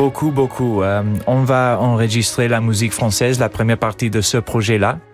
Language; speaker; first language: French; non-native, fluent; English